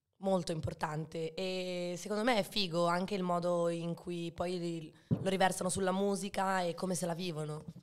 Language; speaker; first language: Italian; early bilingual, other home language; Arabic